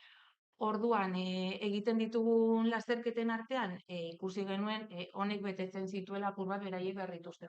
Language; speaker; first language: Basque; native; Basque